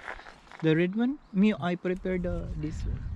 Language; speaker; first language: English; non-native, learner; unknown